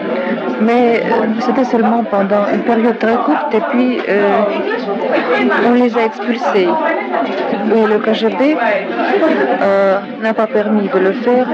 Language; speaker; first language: French; non-native, fluent; Russian